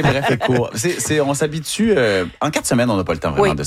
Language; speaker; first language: French; native; French